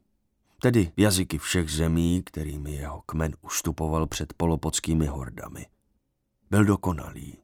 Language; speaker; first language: Czech; native; Czech